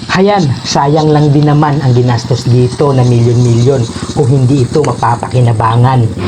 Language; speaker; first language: Filipino; non-native, local second language; Hiligaynon